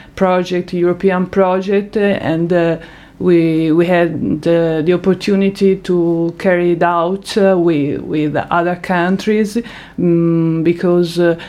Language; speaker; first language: English; non-native, fluent; Italian